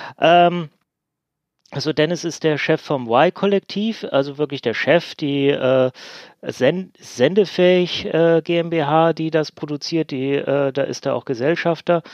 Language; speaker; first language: German; native; German